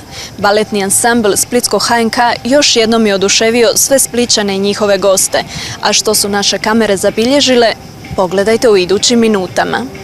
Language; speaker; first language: Croatian; native; Croatian